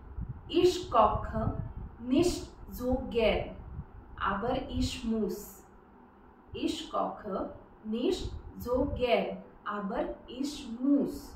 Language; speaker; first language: German; non-native, fluent; Marathi